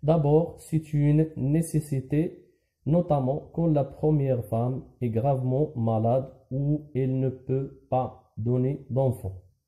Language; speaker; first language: French; non-native, local second language; Arabic